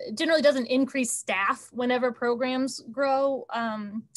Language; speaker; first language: English; native; English